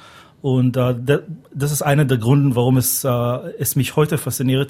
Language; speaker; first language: German; non-native, fluent; Hebrew